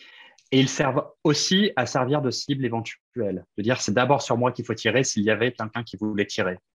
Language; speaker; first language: French; native; French